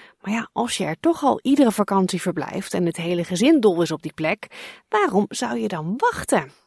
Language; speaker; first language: Dutch; native; Dutch